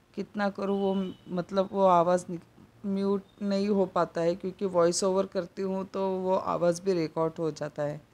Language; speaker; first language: Hindi; non-native, local second language; Marathi